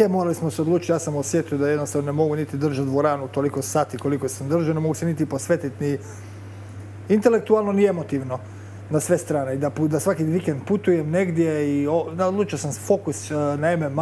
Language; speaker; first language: Croatian; native; Croatian